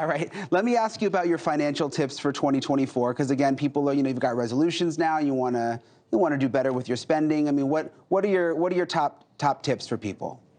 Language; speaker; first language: English; native; English